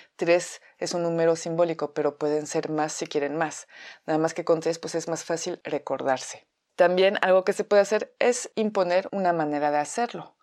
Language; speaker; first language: Spanish; non-native, fluent; French